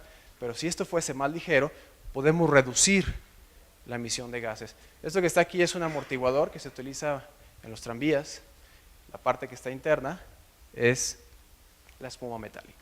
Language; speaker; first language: Spanish; native; Spanish